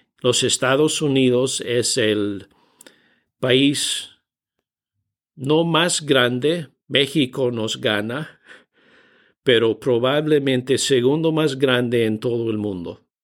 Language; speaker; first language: Spanish; non-native, fluent; English